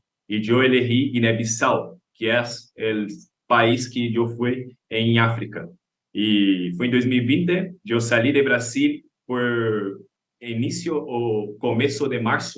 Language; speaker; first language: Spanish; non-native, learner; Portuguese